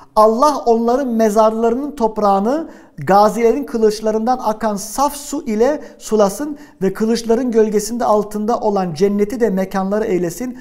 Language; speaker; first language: Turkish; early bilingual, heritage; Turkish